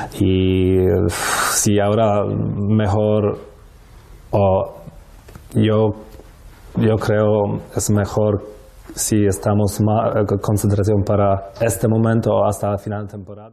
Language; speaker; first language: Spanish; non-native, learner; Polish